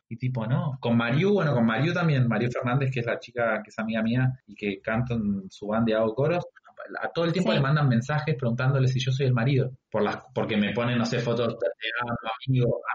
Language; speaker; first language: Spanish; native; Spanish